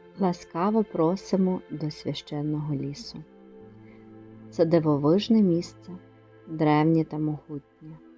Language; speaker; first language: Ukrainian; native; Ukrainian